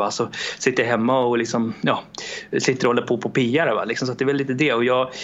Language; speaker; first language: Swedish; early bilingual, other home language; Romanian